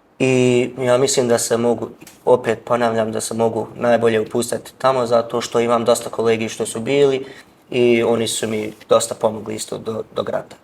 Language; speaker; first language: Bosnian; early bilingual, heritage; Bosnian